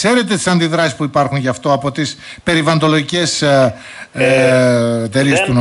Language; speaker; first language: Greek; native; Greek